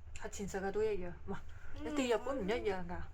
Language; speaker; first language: Cantonese; native; Cantonese